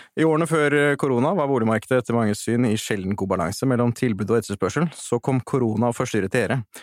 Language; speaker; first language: Norwegian; native; Norwegian